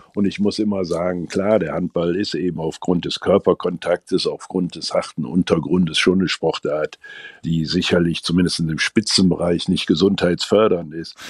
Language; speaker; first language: German; native; German